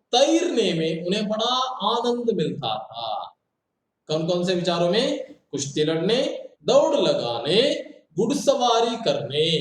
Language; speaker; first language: Hindi; non-native, local second language; Kannada